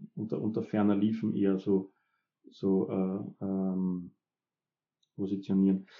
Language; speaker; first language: German; native; German